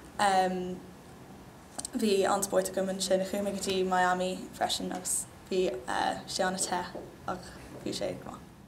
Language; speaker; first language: Irish; non-native, local second language; English